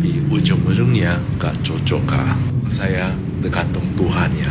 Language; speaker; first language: Indonesian; non-native, learner; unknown